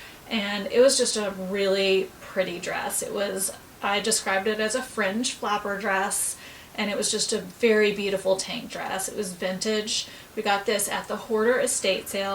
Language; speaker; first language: English; native; English